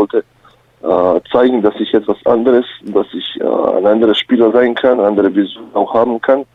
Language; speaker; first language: German; early bilingual, other home language; Bosnian